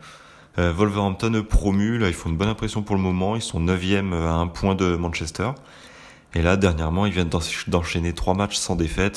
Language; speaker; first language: French; native; French